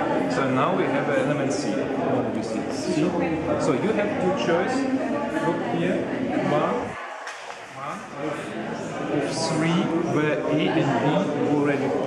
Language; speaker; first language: English; non-native, learner; German